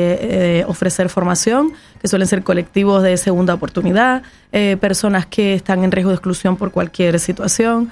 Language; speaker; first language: Spanish; native; Spanish